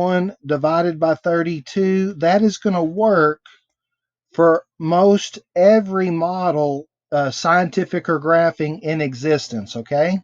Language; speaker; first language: English; native; English